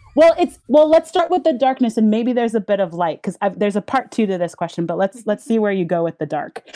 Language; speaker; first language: English; early bilingual, other home language; Haitian Creole